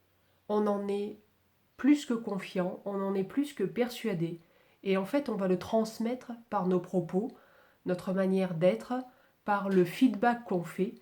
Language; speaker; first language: French; native; French